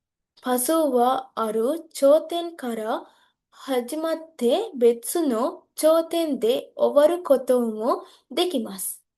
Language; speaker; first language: Japanese; non-native, learner; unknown